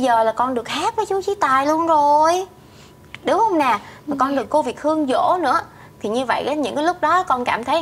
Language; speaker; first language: Vietnamese; native; Vietnamese